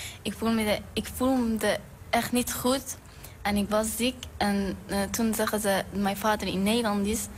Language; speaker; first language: Dutch; non-native, fluent; Persian